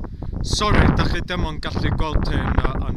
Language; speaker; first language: Welsh; non-native, learner; English